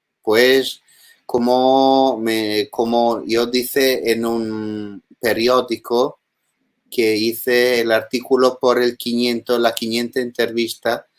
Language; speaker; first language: Spanish; non-native, learner; Italian